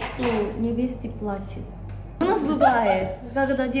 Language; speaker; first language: Russian; non-native, fluent; Korean